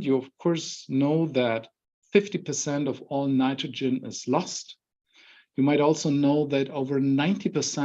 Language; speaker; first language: English; non-native, fluent; German